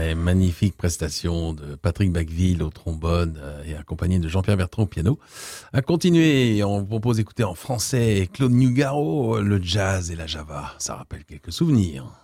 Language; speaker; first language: French; native; French